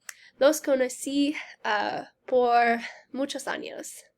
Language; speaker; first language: Spanish; non-native, learner; English